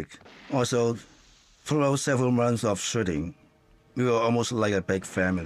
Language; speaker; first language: English; non-native, local second language; Cantonese